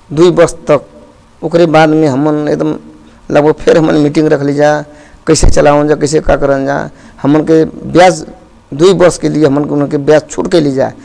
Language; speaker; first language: Bhojpuri; non-native, local second language; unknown